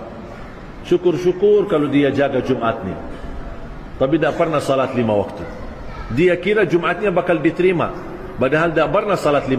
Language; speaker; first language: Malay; non-native, fluent; Arabic